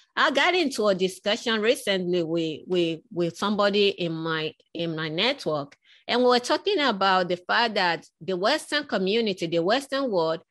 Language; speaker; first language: English; non-native, local second language; Yoruba